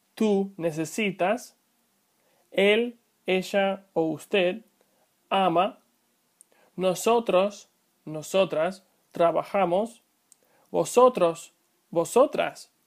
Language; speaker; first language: Spanish; non-native, fluent; English